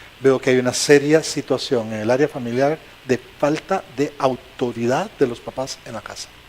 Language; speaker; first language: Spanish; native; Spanish